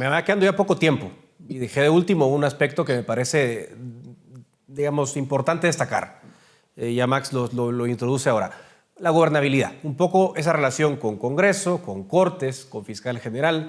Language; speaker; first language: Spanish; native; Spanish